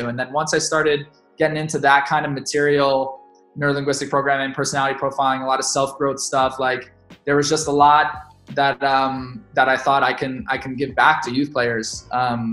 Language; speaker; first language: English; native; English